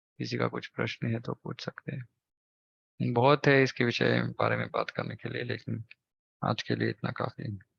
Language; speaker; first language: Hindi; non-native, local second language; Kannada